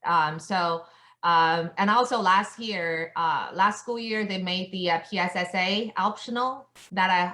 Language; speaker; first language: English; non-native, fluent; Chinese